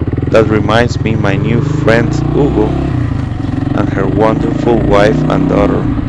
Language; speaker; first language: English; non-native, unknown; Spanish